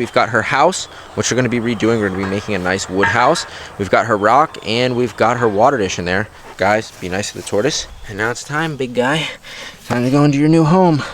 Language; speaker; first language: English; native; English